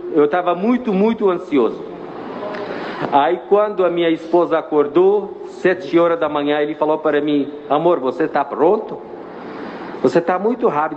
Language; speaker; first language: Portuguese; non-native, fluent; Arabic